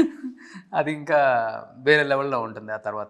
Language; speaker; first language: Telugu; native; Telugu